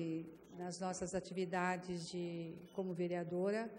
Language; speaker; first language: Portuguese; native; Portuguese